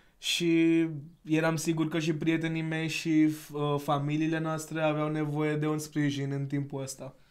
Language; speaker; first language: Romanian; non-native, fluent; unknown